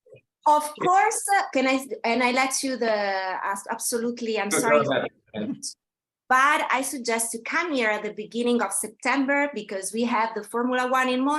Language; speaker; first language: English; non-native, fluent; Italian